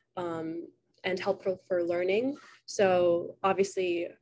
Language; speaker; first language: English; native; English